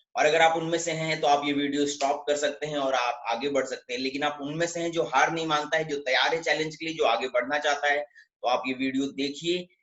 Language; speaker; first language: Hindi; native; Hindi